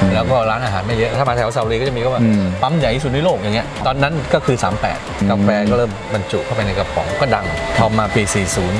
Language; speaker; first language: Thai; native; Thai